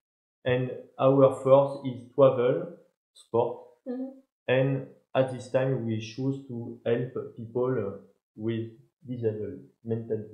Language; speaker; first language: English; non-native, learner; French